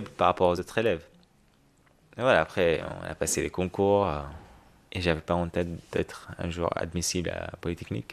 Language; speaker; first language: French; non-native, fluent; Arabic